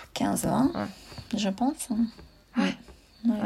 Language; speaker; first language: French; non-native, fluent; Russian